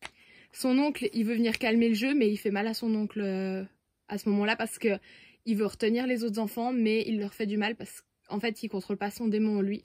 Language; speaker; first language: French; native; French